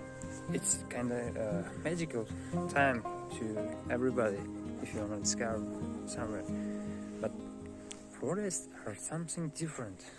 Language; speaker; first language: English; non-native, learner; Uzbek